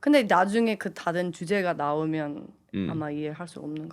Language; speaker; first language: Korean; early bilingual, heritage; English